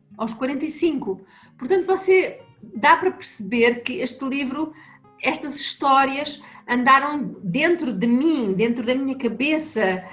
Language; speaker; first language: Portuguese; native; Portuguese